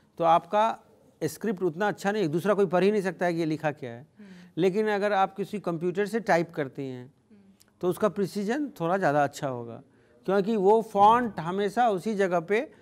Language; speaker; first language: Hindi; native; Hindi